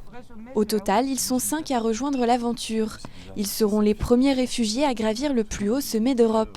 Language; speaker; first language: French; native; French